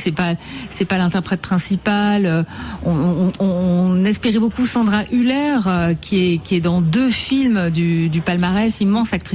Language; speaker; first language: French; native; French